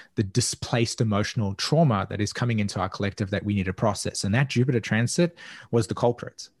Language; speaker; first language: English; native; English